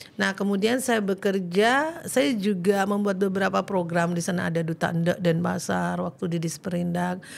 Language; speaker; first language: Indonesian; native; Indonesian